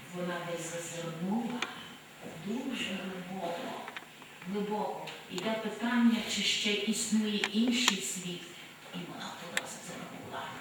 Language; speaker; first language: Ukrainian; native; Ukrainian